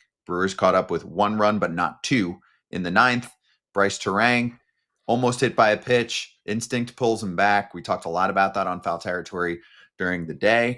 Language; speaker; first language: English; native; English